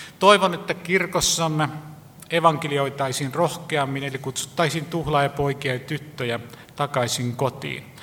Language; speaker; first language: Finnish; native; Finnish